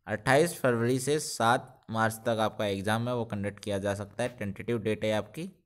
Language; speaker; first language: Hindi; native; Hindi